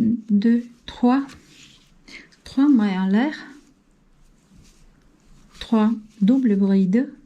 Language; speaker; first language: French; non-native, fluent; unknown